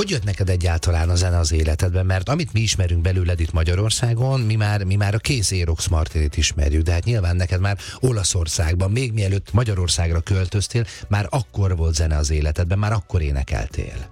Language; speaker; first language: Hungarian; native; Hungarian